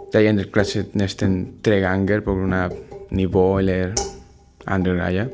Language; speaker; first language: Norwegian; non-native, learner; Spanish